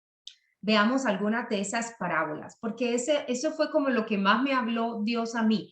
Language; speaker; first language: Spanish; native; Spanish